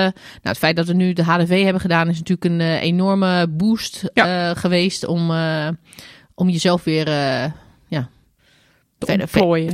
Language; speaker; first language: Dutch; native; Dutch